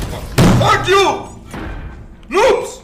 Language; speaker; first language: English; non-native, learner; Spanish